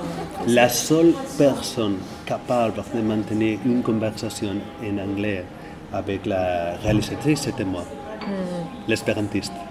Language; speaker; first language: French; non-native, fluent; Catalan